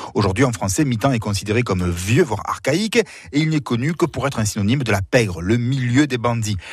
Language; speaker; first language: French; native; French